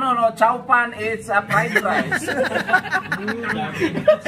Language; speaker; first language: English; non-native, local second language; Filipino